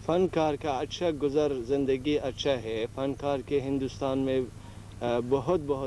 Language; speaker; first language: Hindi; non-native, learner; Central Kurdish